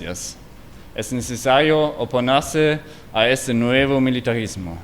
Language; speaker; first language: Spanish; non-native, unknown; German